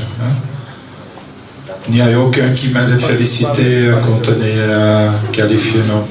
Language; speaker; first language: French; non-native, local second language; Dutch